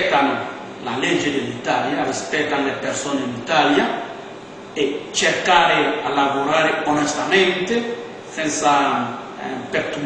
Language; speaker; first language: Italian; non-native, fluent; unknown